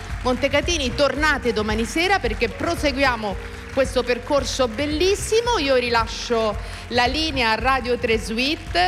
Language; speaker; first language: Italian; native; Italian